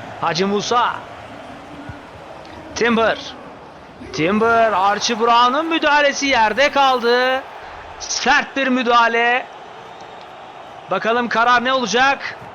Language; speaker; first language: Turkish; native; Turkish